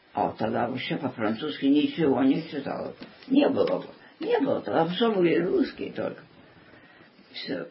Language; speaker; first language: Russian; early bilingual, heritage; Russian